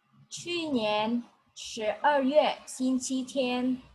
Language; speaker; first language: Chinese; non-native, learner; Indonesian